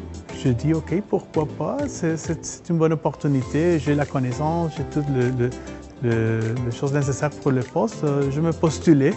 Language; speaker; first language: French; non-native, fluent; Spanish